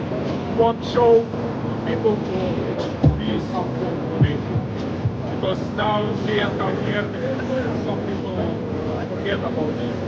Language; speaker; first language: English; non-native, learner; Ukrainian